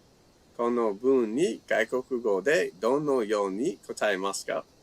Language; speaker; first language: Japanese; non-native, fluent; English